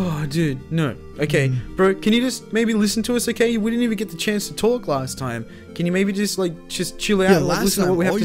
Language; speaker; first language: English; native; English